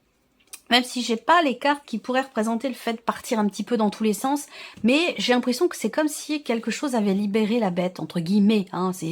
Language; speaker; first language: French; native; French